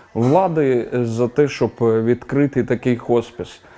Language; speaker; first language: Ukrainian; native; Ukrainian